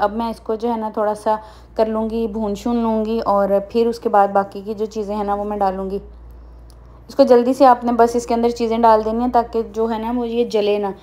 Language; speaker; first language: Urdu; native; Urdu